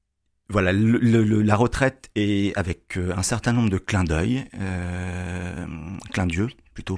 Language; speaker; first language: French; native; French